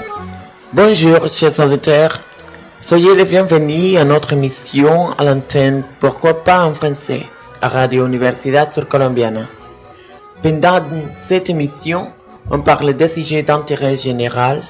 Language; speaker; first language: French; non-native, learner; Spanish